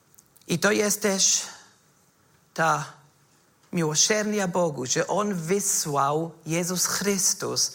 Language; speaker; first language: Polish; non-native, fluent; German